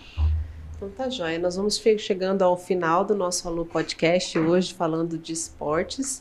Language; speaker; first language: Portuguese; native; Portuguese